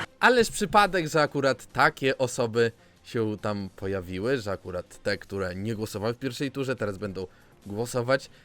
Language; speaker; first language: Polish; native; Polish